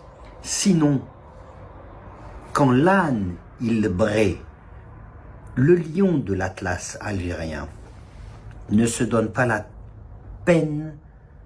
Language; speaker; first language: French; non-native, local second language; Kabyle